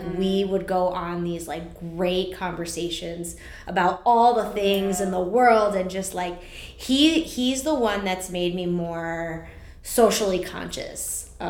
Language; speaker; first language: English; early bilingual, other home language; Spanish